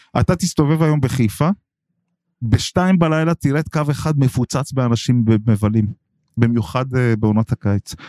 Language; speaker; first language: Hebrew; non-native, local second language; Arabic